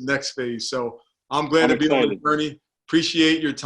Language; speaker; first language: English; native; English